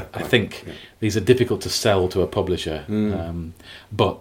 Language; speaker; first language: English; native; English